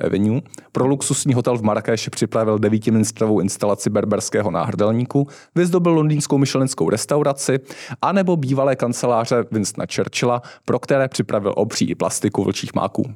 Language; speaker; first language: Czech; native; Czech